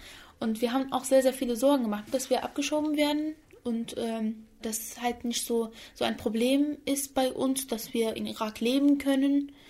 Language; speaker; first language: German; early bilingual, other home language; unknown